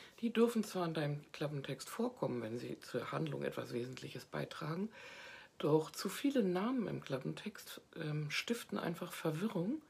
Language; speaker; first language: German; native; German